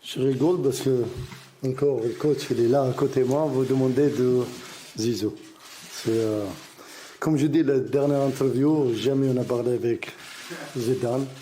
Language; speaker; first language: French; non-native, learner; Arabic